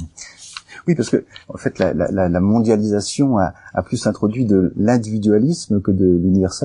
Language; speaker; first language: French; native; French